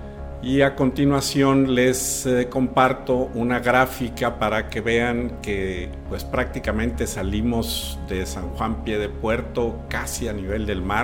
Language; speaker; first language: Spanish; native; Spanish